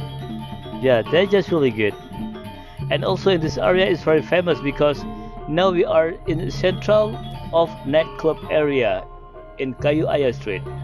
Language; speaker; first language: English; non-native, learner; Indonesian